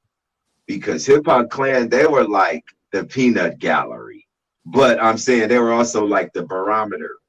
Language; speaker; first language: English; native; English